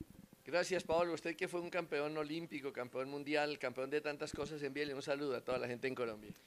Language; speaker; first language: Spanish; native; Spanish